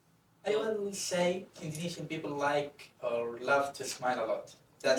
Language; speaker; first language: English; non-native, fluent; Arabic